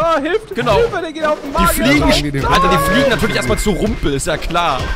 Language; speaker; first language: German; native; German